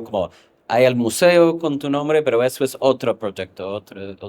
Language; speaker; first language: Spanish; non-native, fluent; English